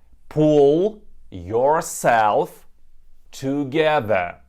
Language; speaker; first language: English; non-native, fluent; Ukrainian